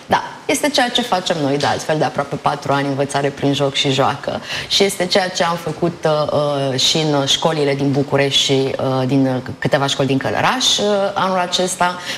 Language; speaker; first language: Romanian; native; Romanian